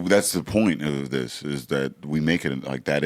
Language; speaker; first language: English; native; English